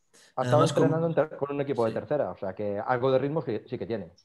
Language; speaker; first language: Spanish; native; Spanish